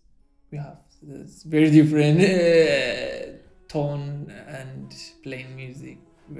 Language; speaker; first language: English; non-native, learner; Arabic